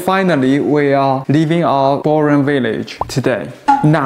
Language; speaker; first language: English; non-native, fluent; Chinese